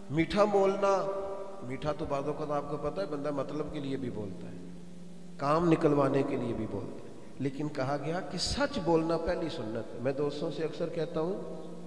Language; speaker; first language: Urdu; non-native, local second language; Punjabi